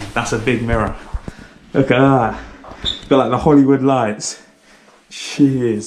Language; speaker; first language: English; native; English